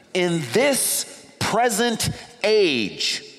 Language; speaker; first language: English; native; English